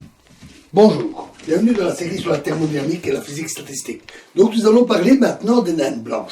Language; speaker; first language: French; native; French